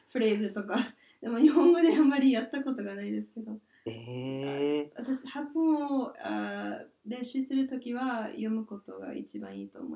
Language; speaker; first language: Japanese; non-native, fluent; English